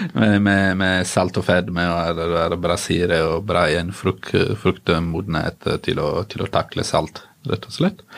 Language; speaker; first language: Norwegian; non-native, fluent; Italian